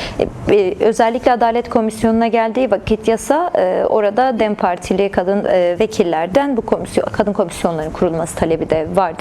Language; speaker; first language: Turkish; native; Turkish